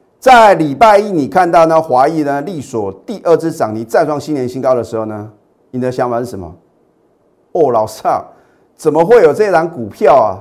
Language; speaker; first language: Chinese; native; Chinese